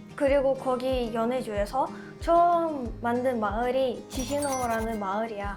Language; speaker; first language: Korean; early bilingual, other home language; Russian